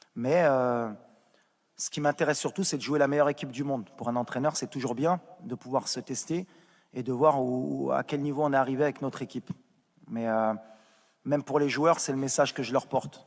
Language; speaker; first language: French; native; French